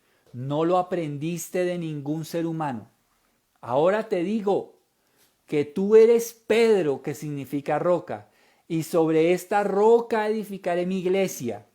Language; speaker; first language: Spanish; native; Spanish